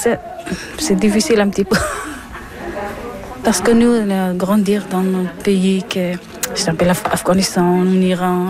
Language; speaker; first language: French; non-native, learner; Persian